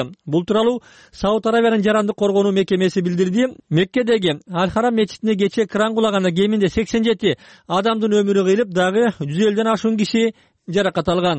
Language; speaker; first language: Kyrgyz; native; Kyrgyz